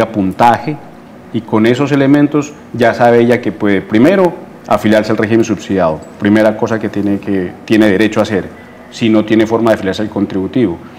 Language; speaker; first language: Spanish; native; Spanish